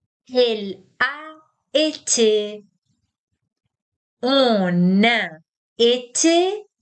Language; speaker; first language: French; non-native, fluent; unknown